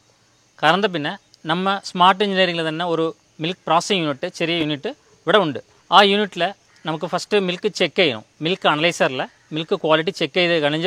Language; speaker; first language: Malayalam; non-native, local second language; Tamil